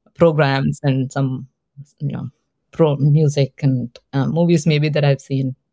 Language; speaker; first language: English; non-native, local second language; Telugu